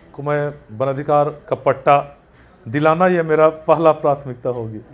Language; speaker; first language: Hindi; native; Hindi